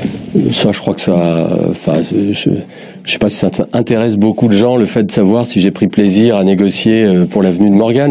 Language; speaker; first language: French; native; French